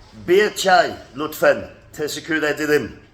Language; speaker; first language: Turkish; non-native, learner; English